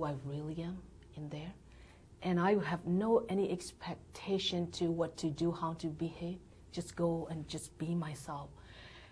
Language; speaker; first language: English; non-native, learner; Burmese